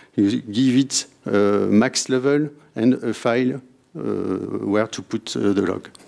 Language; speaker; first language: English; non-native, fluent; French